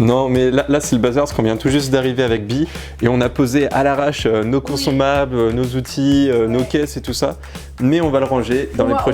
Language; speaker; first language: French; native; French